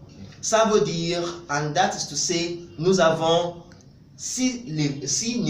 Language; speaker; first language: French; non-native, fluent; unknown